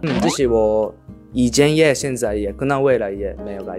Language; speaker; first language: Chinese; non-native, learner; Japanese